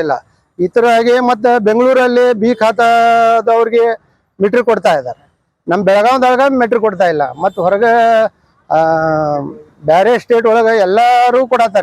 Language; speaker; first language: Kannada; native; Kannada